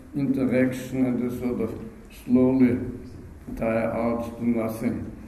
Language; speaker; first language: English; non-native, fluent; German